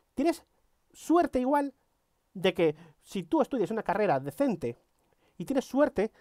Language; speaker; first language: Spanish; native; Spanish